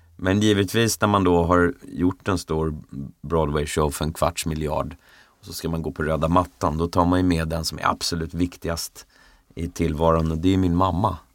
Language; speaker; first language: Swedish; native; Swedish